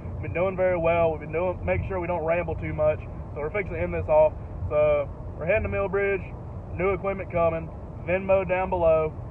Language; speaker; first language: English; native; English